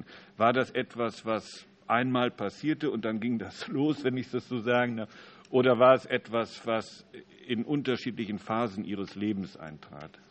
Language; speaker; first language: German; native; German